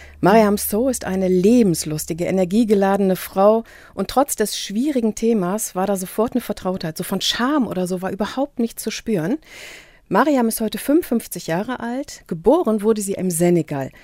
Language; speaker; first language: German; native; German